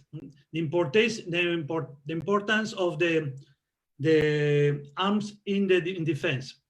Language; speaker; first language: English; non-native, learner; Spanish